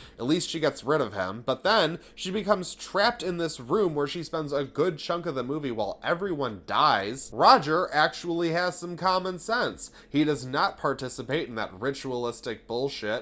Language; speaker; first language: English; native; English